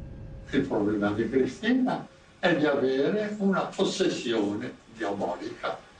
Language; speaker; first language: Italian; native; Italian